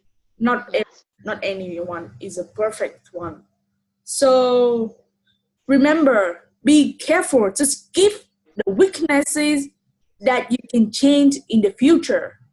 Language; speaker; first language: English; non-native, fluent; Vietnamese